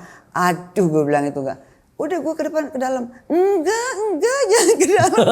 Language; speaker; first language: Indonesian; native; Indonesian